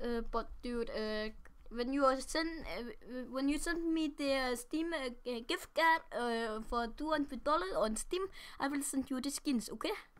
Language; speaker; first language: English; non-native, learner; Danish